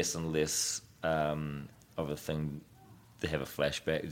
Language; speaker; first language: English; native; English